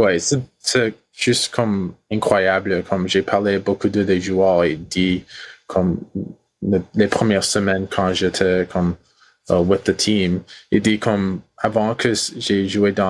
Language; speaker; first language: French; non-native, learner; English